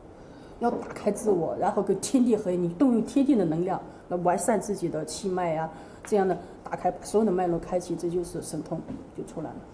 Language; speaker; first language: Chinese; native; Chinese